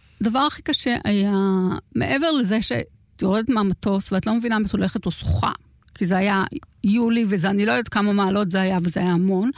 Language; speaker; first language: Hebrew; native; Hebrew